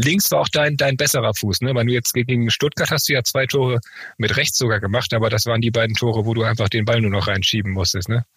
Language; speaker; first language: German; native; German